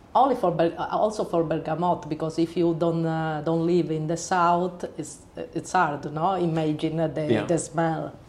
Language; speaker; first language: English; non-native, learner; Italian